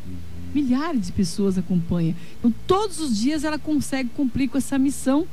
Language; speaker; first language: Portuguese; native; Portuguese